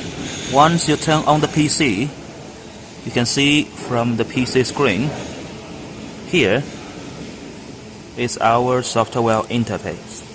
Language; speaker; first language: English; non-native, learner; Chinese